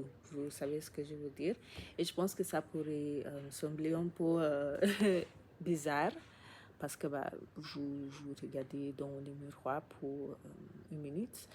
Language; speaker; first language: French; non-native, learner; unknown